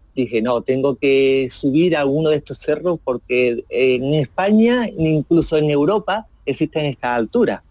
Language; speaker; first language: Spanish; native; Spanish